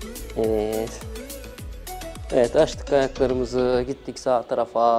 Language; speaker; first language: Turkish; native; Turkish